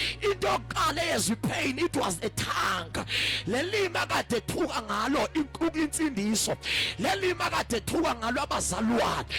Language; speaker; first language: Zulu; non-native, local second language; Xhosa